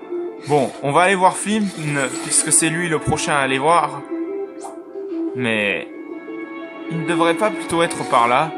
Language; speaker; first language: French; native; French